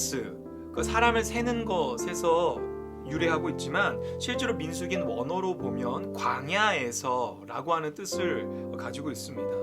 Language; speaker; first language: Korean; native; Korean